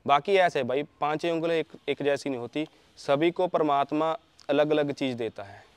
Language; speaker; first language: Hindi; native; Hindi